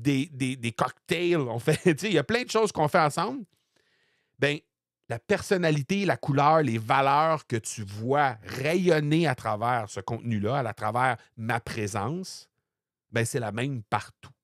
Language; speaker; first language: French; native; French